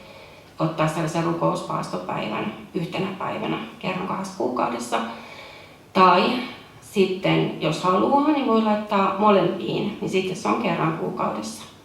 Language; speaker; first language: Finnish; native; Finnish